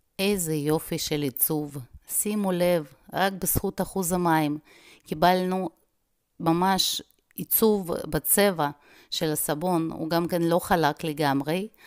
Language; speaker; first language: Hebrew; non-native, fluent; Russian